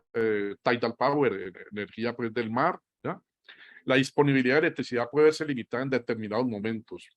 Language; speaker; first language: Spanish; native; Spanish